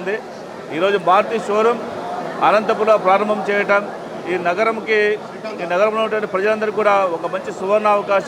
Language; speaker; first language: Telugu; native; Telugu